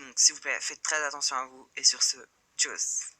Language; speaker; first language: French; native; French